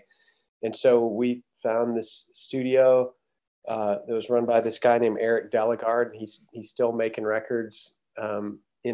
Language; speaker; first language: English; native; English